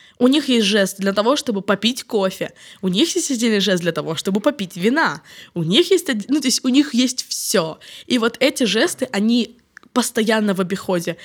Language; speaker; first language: Russian; native; Russian